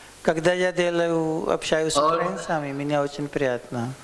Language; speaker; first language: Russian; non-native, learner; Hindi